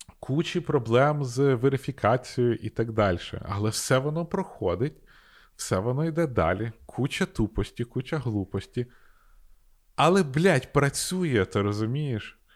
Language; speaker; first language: Ukrainian; non-native, local second language; Russian